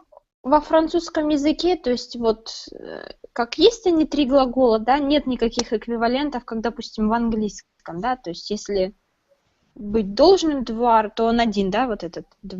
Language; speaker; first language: Russian; native; Russian